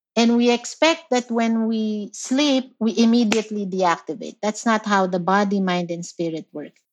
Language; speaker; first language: English; non-native, local second language; Filipino